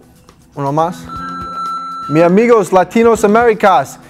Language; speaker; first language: Spanish; non-native, learner; English